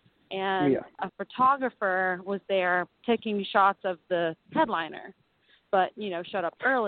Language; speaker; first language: English; native; English